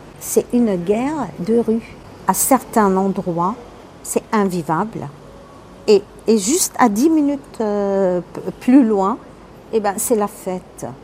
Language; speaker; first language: French; non-native, local second language; Arabic